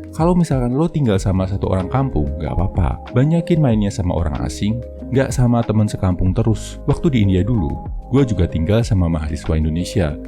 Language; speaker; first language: Indonesian; native; Indonesian